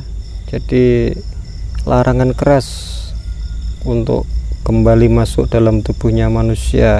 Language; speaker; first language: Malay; non-native, local second language; Javanese